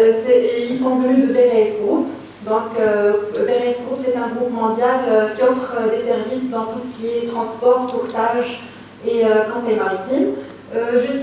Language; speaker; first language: French; non-native, local second language; Arabic